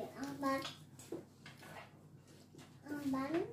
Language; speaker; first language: Vietnamese; early bilingual, heritage; Vietnamese